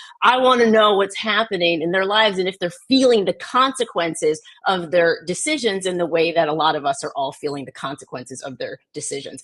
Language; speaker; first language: English; native; English